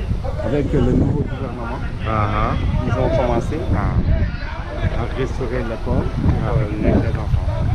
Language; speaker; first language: French; non-native, local second language; Wolof